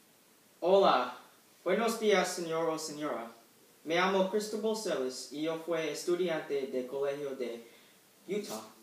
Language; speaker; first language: Spanish; non-native, learner; English